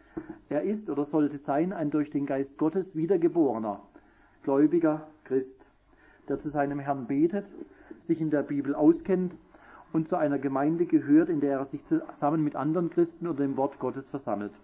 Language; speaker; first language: German; native; German